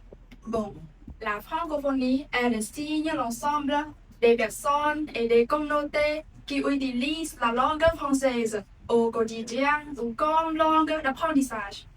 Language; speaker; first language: French; non-native, learner; Khmer